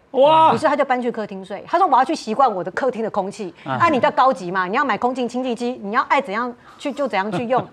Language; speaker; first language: Chinese; native; Chinese